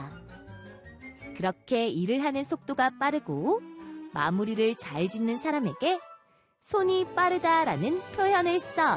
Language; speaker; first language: Korean; native; Korean